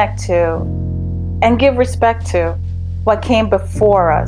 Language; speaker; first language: English; non-native, local second language; Jamaican Creole English